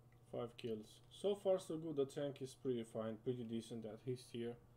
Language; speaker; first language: English; non-native, fluent; Romanian